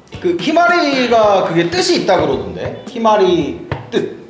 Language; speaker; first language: Korean; native; Korean